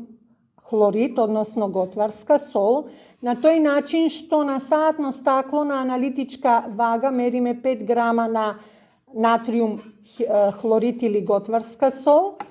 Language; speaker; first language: Macedonian; native; Macedonian